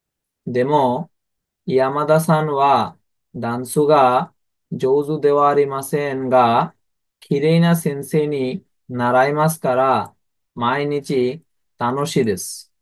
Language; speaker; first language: Japanese; non-native, fluent; Bangla